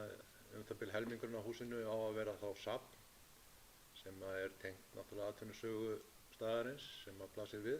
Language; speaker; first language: Icelandic; native; Icelandic